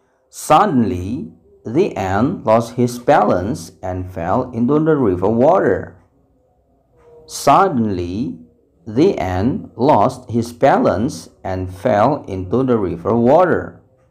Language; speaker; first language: English; non-native, fluent; Indonesian